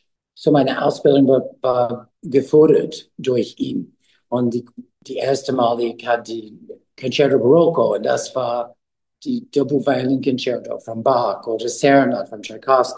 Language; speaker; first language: German; non-native, learner; English